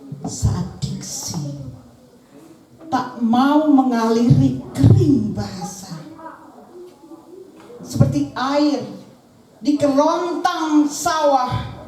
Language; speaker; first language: Indonesian; native; Indonesian